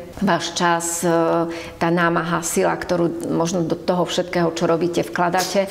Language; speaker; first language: Slovak; native; Slovak